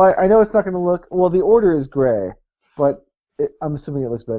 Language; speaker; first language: English; native; English